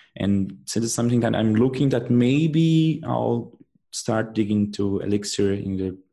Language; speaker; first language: English; non-native, fluent; Portuguese